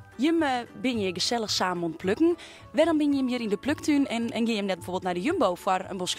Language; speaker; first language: Dutch; non-native, local second language; Western Frisian